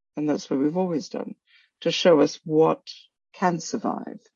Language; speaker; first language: English; non-native, local second language; Bangla